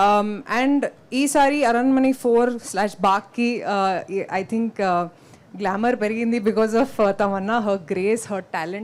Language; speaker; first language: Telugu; non-native, fluent; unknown